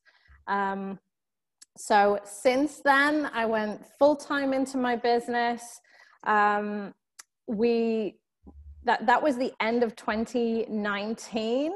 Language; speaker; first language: English; native; English